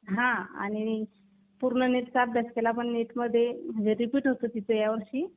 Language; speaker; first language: Marathi; native; Marathi